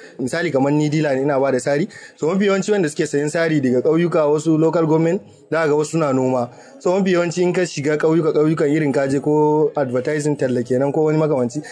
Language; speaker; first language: Hausa; native; Hausa